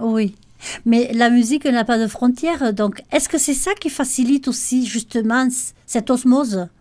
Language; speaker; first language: French; native; French